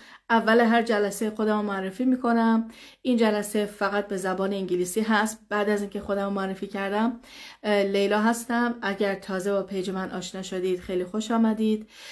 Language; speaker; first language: Persian; early bilingual, heritage; Persian